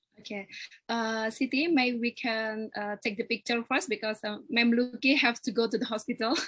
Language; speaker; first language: English; non-native, fluent; Indonesian